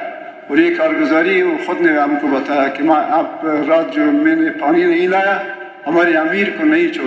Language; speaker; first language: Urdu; non-native, local second language; Pashto